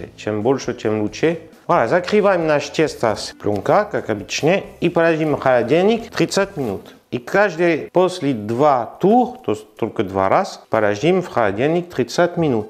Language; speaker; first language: Russian; non-native, learner; French